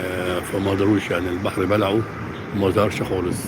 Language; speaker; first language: Arabic; native; Arabic